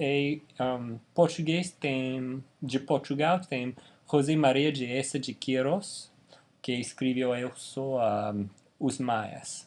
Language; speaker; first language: Portuguese; non-native, fluent; English